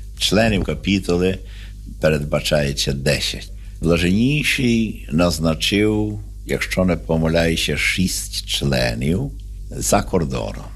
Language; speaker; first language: Ukrainian; early bilingual, heritage; Ukrainian